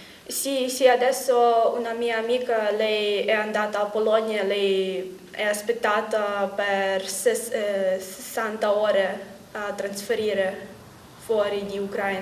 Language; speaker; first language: Italian; non-native, learner; Ukrainian